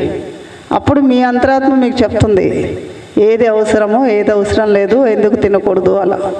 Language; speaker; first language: Telugu; native; Telugu